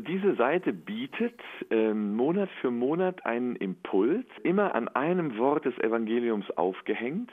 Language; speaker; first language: German; native; German